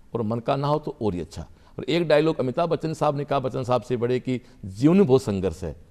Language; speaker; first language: Hindi; native; Hindi